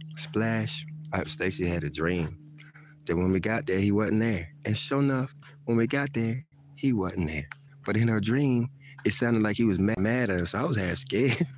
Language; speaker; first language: English; native; English